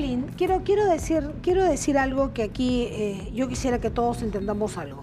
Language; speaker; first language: Spanish; native; Spanish